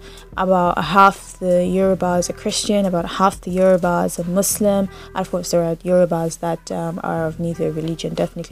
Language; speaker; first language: English; non-native, local second language; Yoruba